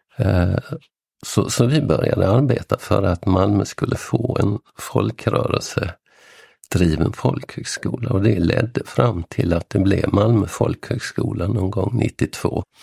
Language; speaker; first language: Swedish; native; Swedish